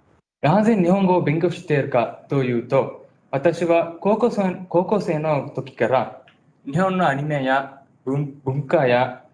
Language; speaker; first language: Japanese; non-native, learner; Tamil